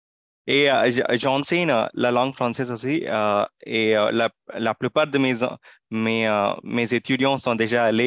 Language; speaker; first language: French; non-native, fluent; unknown